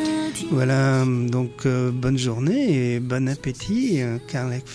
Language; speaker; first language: French; native; French